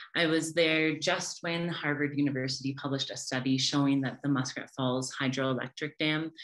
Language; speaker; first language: English; native; English